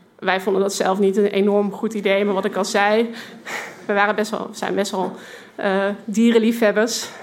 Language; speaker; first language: Dutch; native; Dutch